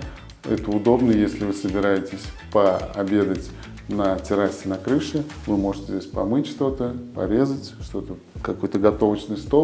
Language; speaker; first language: Russian; native; Russian